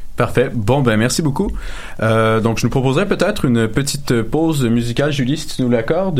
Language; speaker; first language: French; native; French